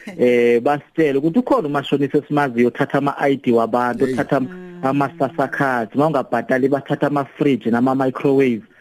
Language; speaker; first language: Zulu; non-native, local second language; Xhosa